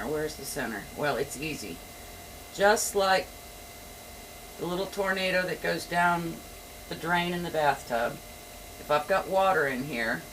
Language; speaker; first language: English; native; English